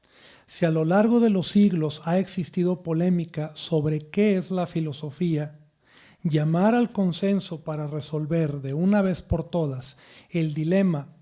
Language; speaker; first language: Spanish; native; Spanish